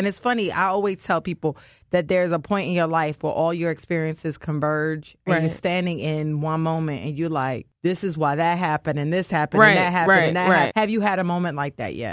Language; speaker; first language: English; native; English